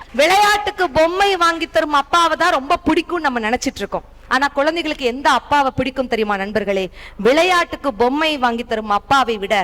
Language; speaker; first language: Tamil; native; Tamil